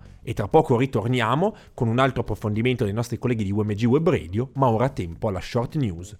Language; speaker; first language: Italian; native; Italian